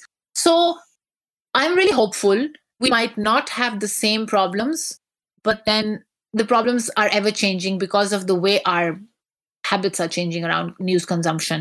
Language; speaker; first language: English; non-native, local second language; Pashto